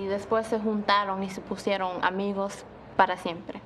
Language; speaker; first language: Spanish; non-native, learner; English